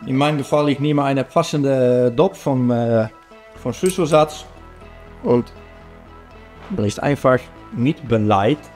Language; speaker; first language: German; non-native, learner; Dutch